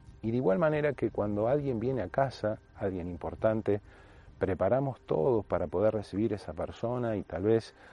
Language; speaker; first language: Spanish; native; Spanish